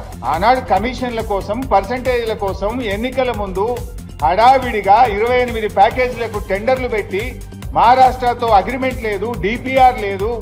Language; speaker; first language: Telugu; native; Telugu